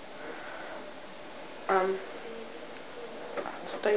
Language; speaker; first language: French; non-native, learner; English